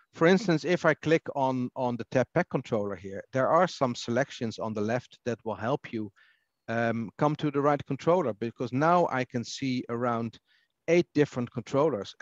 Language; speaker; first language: English; non-native, fluent; Dutch